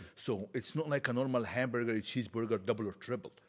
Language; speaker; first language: English; non-native, fluent; Arabic